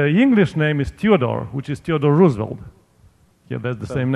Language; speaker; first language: English; non-native, fluent; Romanian